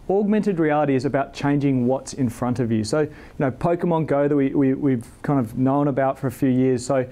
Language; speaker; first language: English; native; English